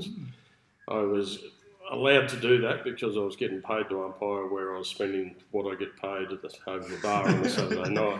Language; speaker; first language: English; native; English